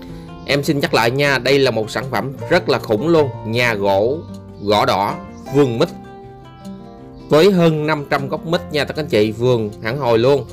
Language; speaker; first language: Vietnamese; native; Vietnamese